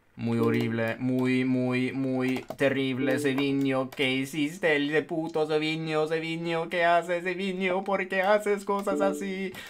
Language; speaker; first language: Spanish; native; Spanish